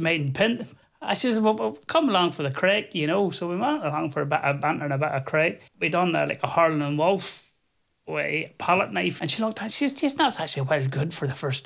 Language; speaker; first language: English; native; English